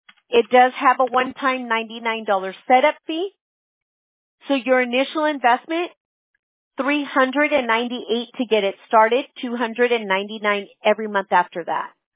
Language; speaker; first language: English; early bilingual, other home language; Spanish